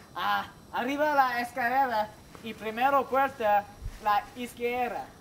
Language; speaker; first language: Spanish; non-native, learner; English